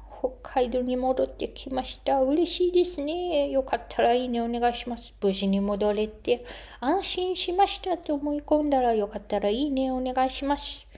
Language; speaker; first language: Japanese; non-native, fluent; German